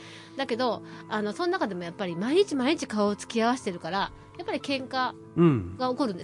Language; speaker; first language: Japanese; native; Japanese